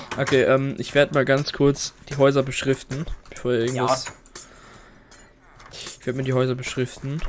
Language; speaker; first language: German; native; German